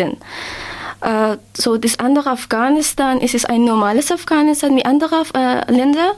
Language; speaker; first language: German; non-native, learner; Persian